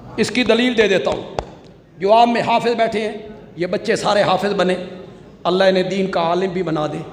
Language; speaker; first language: Urdu; non-native, local second language; Punjabi